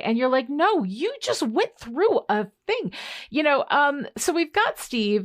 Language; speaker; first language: English; native; English